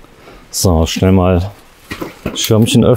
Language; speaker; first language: German; native; German